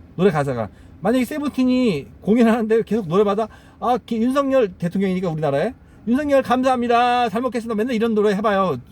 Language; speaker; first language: Korean; native; Korean